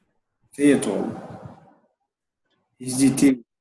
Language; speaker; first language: English; non-native, learner; Arabic